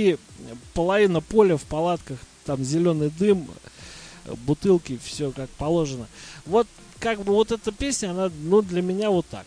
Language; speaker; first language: Russian; native; Russian